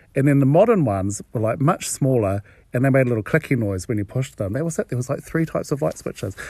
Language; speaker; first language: English; native; English